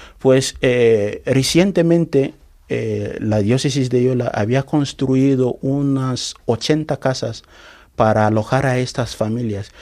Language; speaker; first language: Spanish; non-native, fluent; Igbo